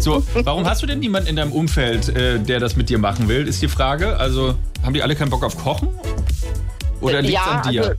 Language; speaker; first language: German; native; German